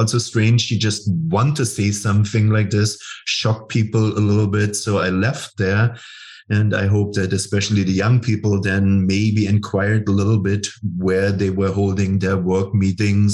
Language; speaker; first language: English; non-native, fluent; German